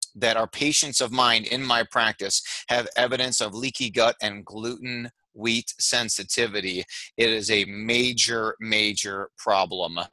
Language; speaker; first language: English; native; English